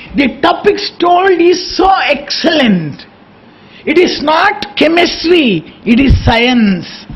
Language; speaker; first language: English; non-native, local second language; Kannada